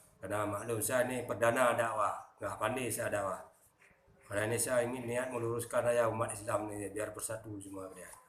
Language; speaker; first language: Malay; non-native, local second language; Achinese